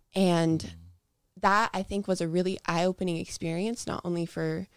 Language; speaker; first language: English; native; English